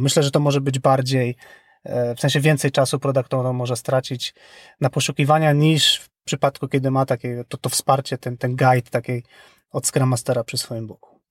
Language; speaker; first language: Polish; native; Polish